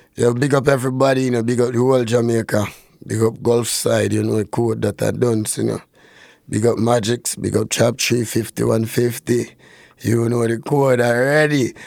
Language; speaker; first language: English; non-native, local second language; Jamaican Creole English